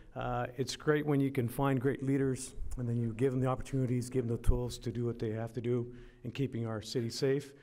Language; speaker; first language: English; native; English